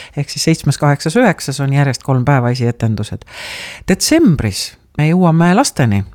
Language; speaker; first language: Estonian; native; Estonian